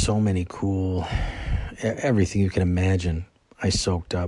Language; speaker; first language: English; native; English